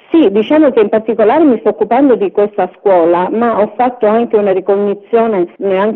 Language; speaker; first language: Italian; native; Italian